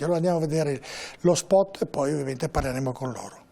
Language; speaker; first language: Italian; native; Italian